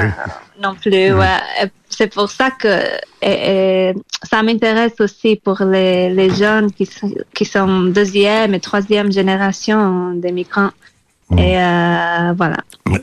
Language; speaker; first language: French; non-native, fluent; Portuguese